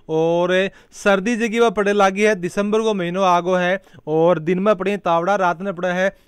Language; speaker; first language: Hindi; native; Hindi